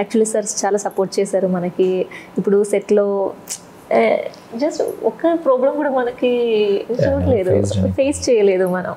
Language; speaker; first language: Telugu; non-native, learner; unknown